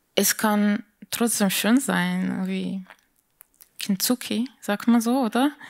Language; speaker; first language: German; non-native, fluent; Slovenian